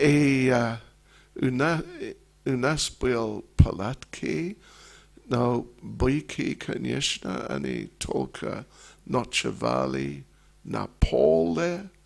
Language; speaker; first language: Russian; non-native, learner; English